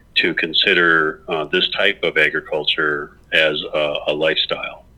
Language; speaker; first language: English; native; English